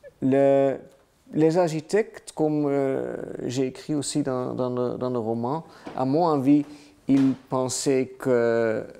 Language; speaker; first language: French; non-native, learner; Dutch